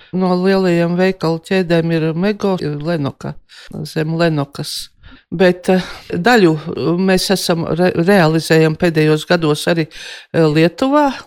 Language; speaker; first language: Latvian; native; Latvian